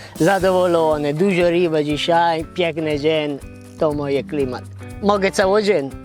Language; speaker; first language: Polish; non-native, learner; Italian